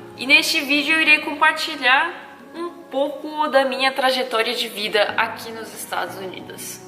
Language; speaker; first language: Portuguese; non-native, local second language; Japanese